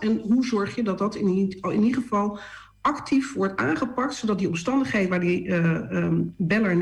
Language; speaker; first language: Dutch; native; Dutch